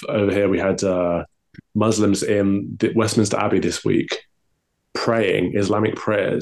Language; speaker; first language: English; native; English